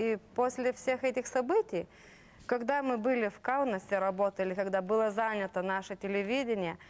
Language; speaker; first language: Russian; non-native, local second language; Lithuanian